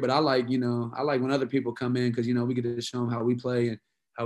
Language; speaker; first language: English; native; English